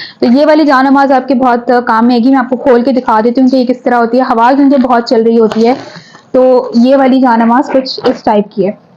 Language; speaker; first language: Urdu; native; Urdu